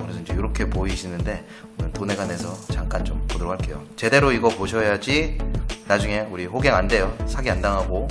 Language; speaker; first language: Korean; native; Korean